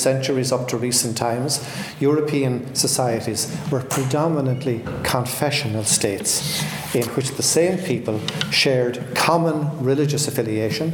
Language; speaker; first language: English; native; English